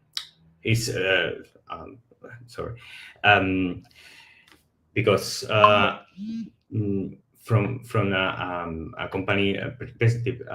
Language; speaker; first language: English; non-native, learner; Spanish